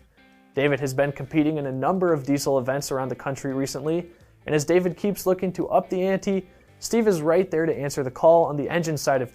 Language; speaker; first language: English; native; English